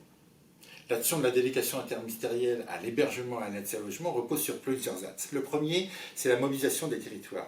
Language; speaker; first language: French; native; French